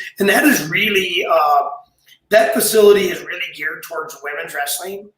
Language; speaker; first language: English; native; English